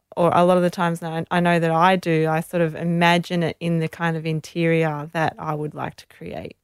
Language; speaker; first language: English; native; English